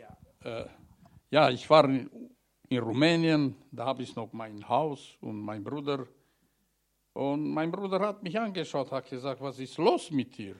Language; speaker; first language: German; non-native, learner; Romanian